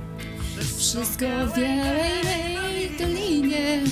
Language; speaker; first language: Polish; native; Polish